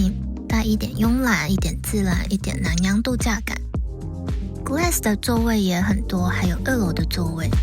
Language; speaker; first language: Chinese; native; Chinese